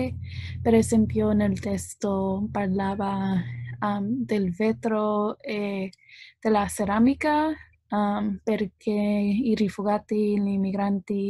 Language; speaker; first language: Italian; non-native, learner; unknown